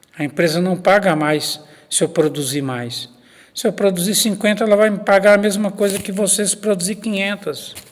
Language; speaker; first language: Portuguese; native; Portuguese